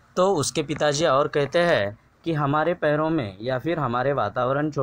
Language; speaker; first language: Hindi; non-native, local second language; Marathi